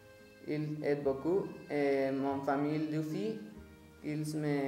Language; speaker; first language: French; non-native, learner; Spanish